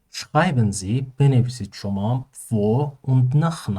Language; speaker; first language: German; non-native, learner; Persian